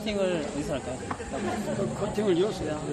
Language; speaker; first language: Korean; native; Korean